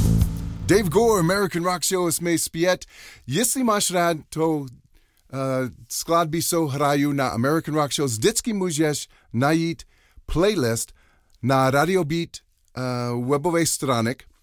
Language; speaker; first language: Czech; non-native, learner; English